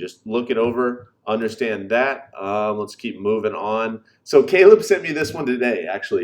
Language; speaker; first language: English; native; English